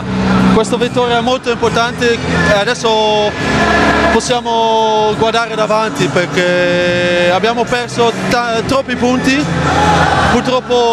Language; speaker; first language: Italian; non-native, fluent; Dutch